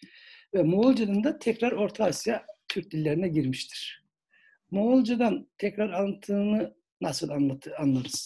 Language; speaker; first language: Turkish; native; Turkish